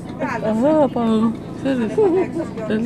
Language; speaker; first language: Greek; non-native, learner; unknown